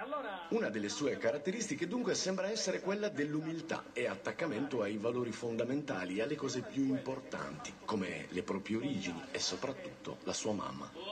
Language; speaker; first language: Italian; native; Italian